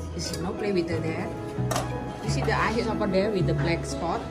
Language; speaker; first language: English; non-native, learner; Indonesian